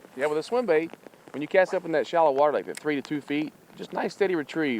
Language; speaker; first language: English; native; English